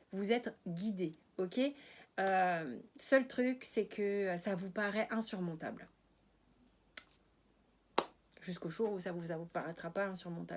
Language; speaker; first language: French; native; French